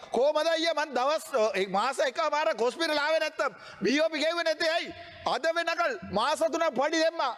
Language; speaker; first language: Sinhala; non-native, local second language; Tamil